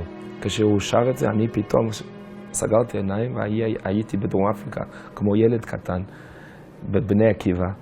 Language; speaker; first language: Hebrew; non-native, fluent; English